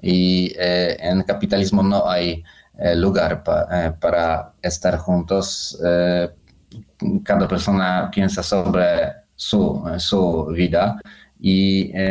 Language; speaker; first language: Spanish; non-native, learner; Polish